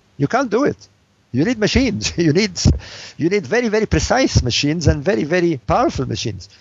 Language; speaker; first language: English; non-native, fluent; Arabic